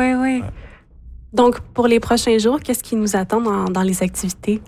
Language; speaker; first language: French; native; French